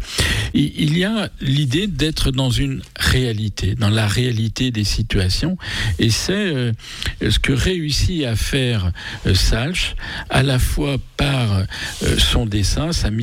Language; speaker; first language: French; native; French